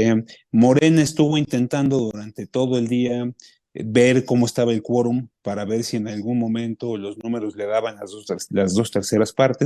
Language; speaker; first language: Spanish; native; Spanish